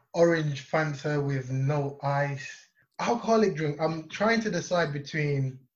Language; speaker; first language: English; non-native, local second language; Yoruba